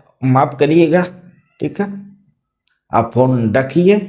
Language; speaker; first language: Hindi; native; Hindi